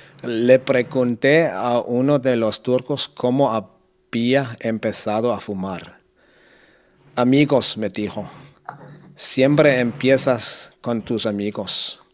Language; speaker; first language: Spanish; non-native, learner; Danish